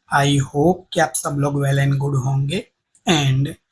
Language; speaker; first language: Hindi; non-native, local second language; Gujarati